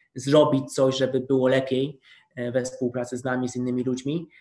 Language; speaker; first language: Polish; native; Polish